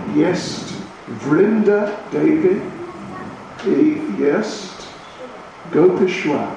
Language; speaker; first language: Russian; non-native, learner; English